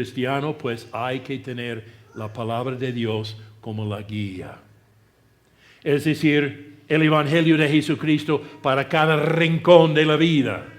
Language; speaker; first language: Spanish; non-native, fluent; English